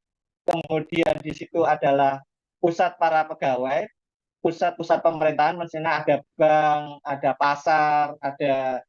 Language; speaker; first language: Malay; non-native, local second language; Javanese